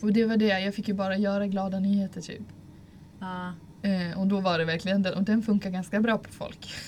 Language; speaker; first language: Swedish; native; Swedish